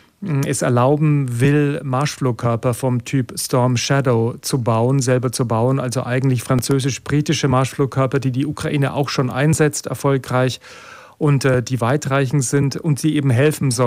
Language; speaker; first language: German; native; German